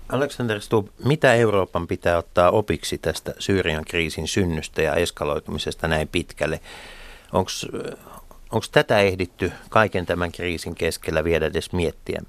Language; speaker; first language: Finnish; native; Finnish